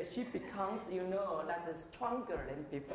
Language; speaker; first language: English; non-native, fluent; Chinese